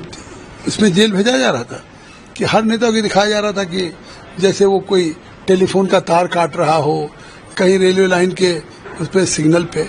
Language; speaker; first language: Hindi; native; Hindi